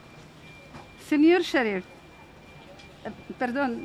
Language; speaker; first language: Spanish; non-native, fluent; Arabic